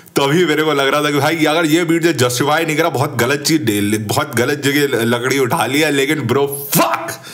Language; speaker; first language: Hindi; native; Hindi